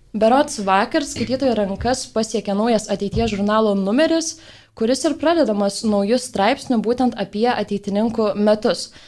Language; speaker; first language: Lithuanian; native; Lithuanian